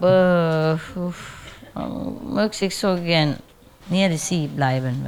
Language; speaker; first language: German; non-native, learner; Vietnamese